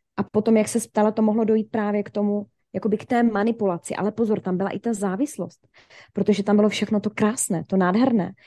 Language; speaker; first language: Czech; native; Czech